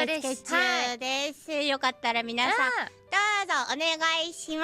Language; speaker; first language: Japanese; native; Japanese